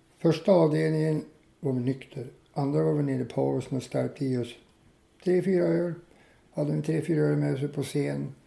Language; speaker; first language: Swedish; native; Swedish